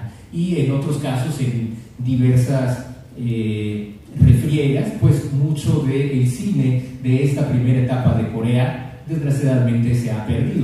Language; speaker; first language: Spanish; native; Spanish